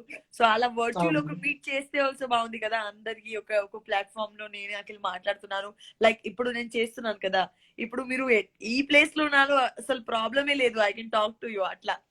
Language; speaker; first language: Telugu; non-native, learner; Gujarati